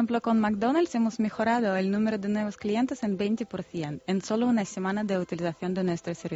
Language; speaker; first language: Spanish; non-native, fluent; Bulgarian